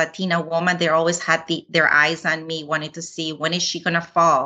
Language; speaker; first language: English; non-native, fluent; Spanish